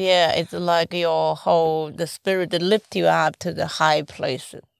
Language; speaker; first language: English; non-native, fluent; Chinese